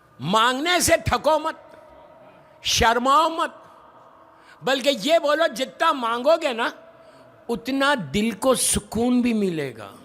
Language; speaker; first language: Urdu; native; Urdu